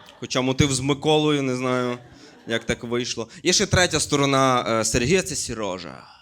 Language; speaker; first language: Ukrainian; native; Ukrainian